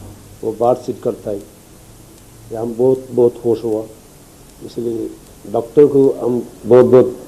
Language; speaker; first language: Hindi; non-native, learner; Bangla